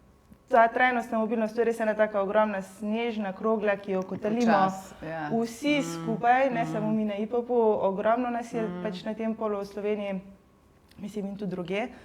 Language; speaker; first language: Slovenian; native; Slovenian